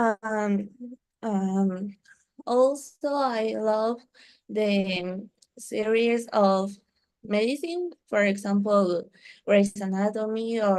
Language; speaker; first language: English; non-native, learner; Spanish